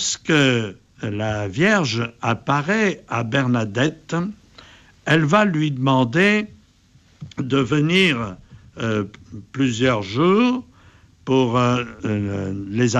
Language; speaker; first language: French; native; French